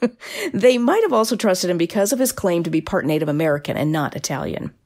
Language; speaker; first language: English; native; English